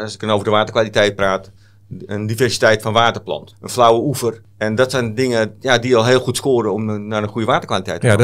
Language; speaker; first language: Dutch; native; Dutch